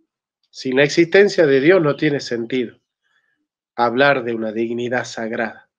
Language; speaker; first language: Spanish; native; Spanish